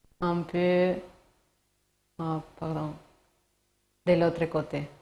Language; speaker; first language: French; non-native, learner; Spanish